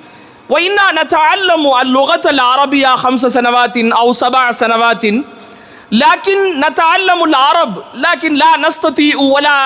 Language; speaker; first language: Arabic; non-native, fluent; Tamil